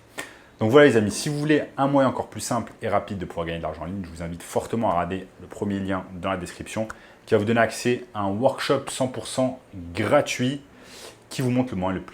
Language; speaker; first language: French; native; French